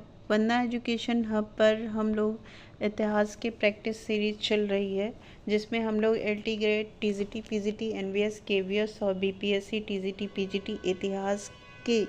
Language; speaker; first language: Hindi; native; Hindi